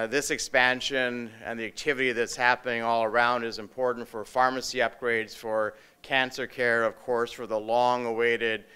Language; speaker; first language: English; native; English